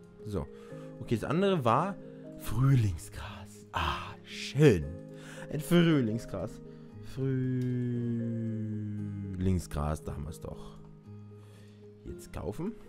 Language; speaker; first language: German; native; German